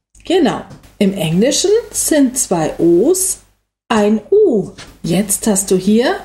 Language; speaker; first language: German; native; German